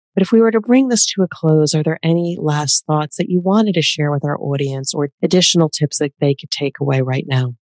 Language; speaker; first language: English; native; English